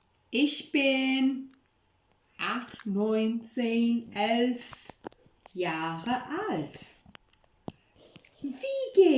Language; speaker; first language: German; non-native, fluent; English